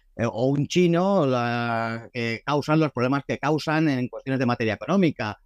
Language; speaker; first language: Spanish; native; Spanish